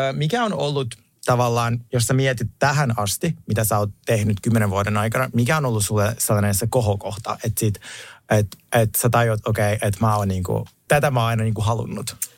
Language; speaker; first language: Finnish; early bilingual, other home language; Russian